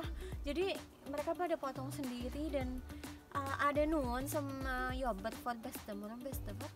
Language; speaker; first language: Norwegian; non-native, learner; Indonesian